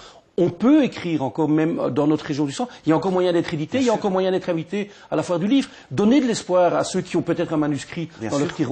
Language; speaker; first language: French; native; French